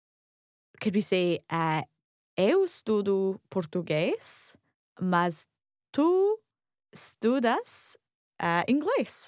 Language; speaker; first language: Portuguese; non-native, learner; English